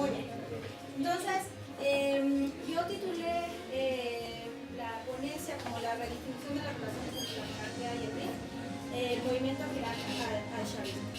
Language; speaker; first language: Spanish; native; Spanish